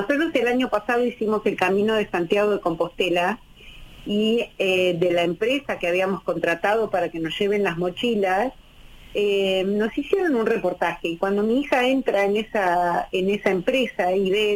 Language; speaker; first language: Spanish; native; Spanish